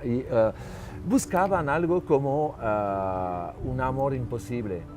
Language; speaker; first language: Spanish; non-native, learner; French